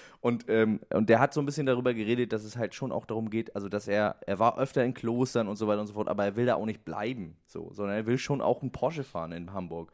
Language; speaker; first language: German; native; German